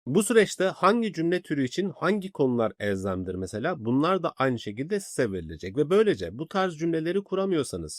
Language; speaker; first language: Turkish; native; Turkish